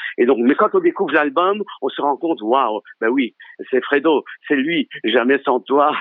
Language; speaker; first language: French; early bilingual, other home language; Italian